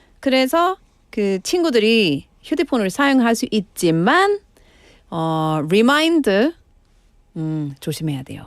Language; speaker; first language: Korean; non-native, learner; English